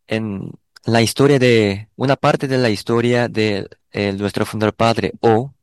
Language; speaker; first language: Spanish; non-native, learner; Korean